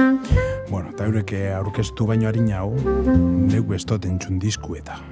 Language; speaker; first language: Basque; native; Basque